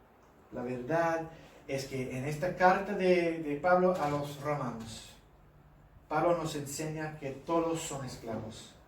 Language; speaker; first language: Spanish; non-native, fluent; English